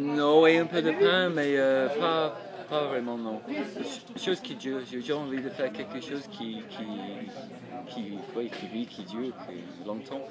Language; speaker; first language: French; non-native, fluent; English